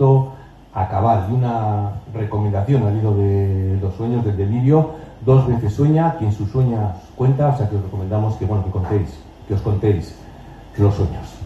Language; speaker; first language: Spanish; native; Spanish